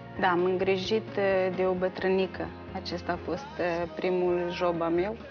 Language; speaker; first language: Romanian; native; Romanian